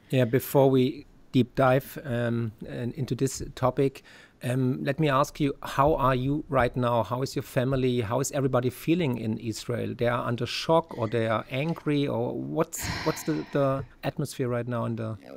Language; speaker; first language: English; non-native, fluent; German